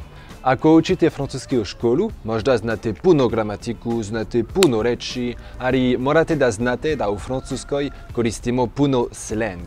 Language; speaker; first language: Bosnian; non-native, learner; French